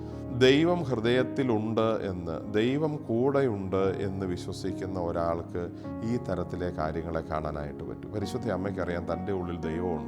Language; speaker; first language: Malayalam; native; Malayalam